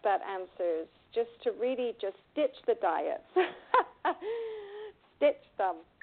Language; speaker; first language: English; native; English